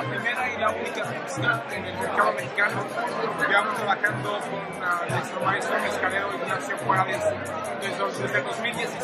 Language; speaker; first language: Spanish; native; Spanish